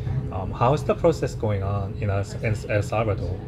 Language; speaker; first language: English; non-native, fluent; Korean